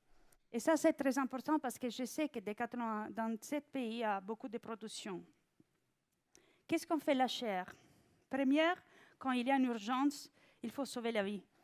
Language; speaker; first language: French; non-native, fluent; Italian